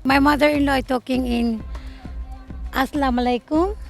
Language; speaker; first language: English; non-native, learner; Japanese